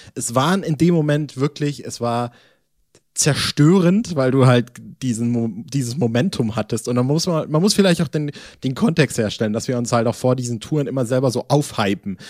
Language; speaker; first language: German; native; German